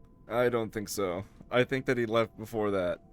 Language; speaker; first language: English; native; English